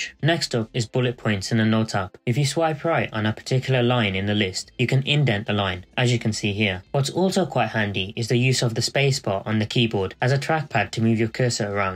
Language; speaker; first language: English; native; English